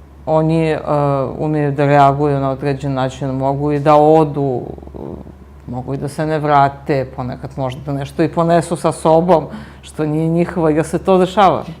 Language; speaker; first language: Bosnian; native; Bosnian